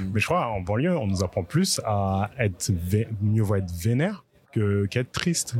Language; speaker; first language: French; native; French